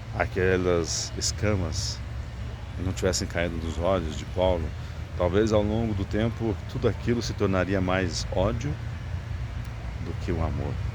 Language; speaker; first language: Portuguese; native; Portuguese